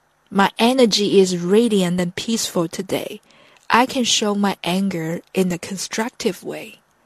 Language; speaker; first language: English; non-native, fluent; Chinese